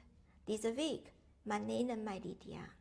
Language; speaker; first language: German; non-native, learner; Chinese